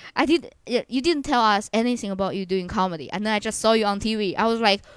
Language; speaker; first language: English; non-native, fluent; Chinese